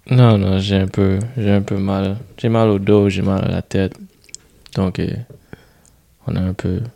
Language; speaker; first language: French; non-native, local second language; Haitian Creole